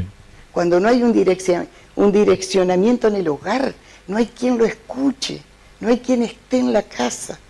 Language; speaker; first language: Spanish; native; Spanish